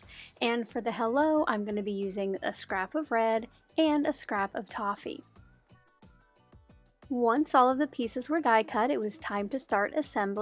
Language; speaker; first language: English; native; English